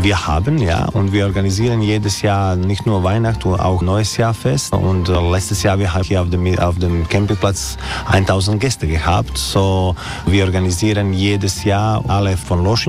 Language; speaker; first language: German; non-native, learner; Croatian